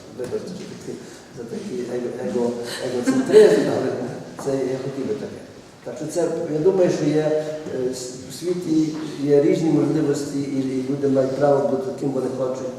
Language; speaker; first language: Ukrainian; early bilingual, heritage; Ukrainian